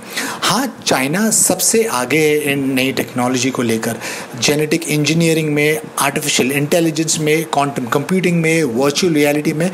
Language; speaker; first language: Hindi; native; Hindi